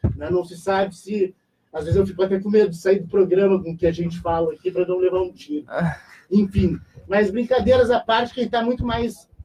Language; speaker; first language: Portuguese; native; Portuguese